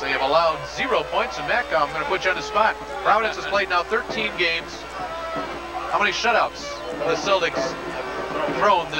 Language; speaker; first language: English; native; English